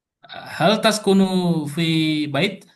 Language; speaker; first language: Arabic; non-native, learner; Indonesian